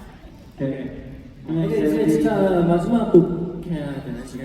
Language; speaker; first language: Korean; non-native, fluent; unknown